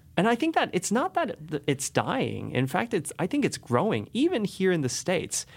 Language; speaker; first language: English; native; English